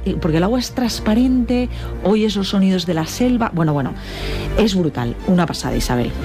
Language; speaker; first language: Spanish; native; Spanish